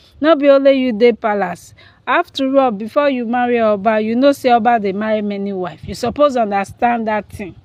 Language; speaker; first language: Nigerian Pidgin; non-native, local second language; Yoruba